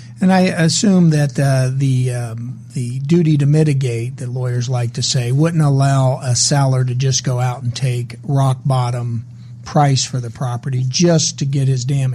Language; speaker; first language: English; native; English